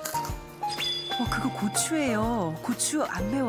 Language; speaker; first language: Korean; native; Korean